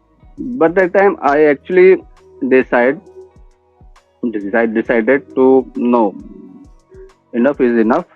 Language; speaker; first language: English; non-native, learner; Hindi